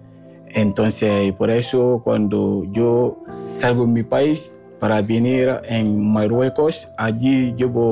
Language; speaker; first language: Spanish; non-native, learner; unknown